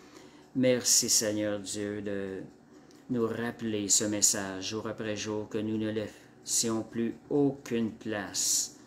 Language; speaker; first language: French; native; French